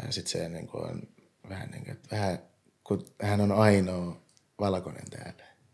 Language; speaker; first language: Finnish; early bilingual, other home language; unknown